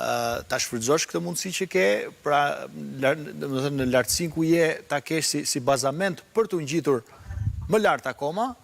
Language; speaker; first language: Albanian; native; Albanian